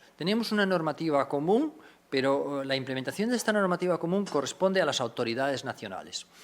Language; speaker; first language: Spanish; native; Spanish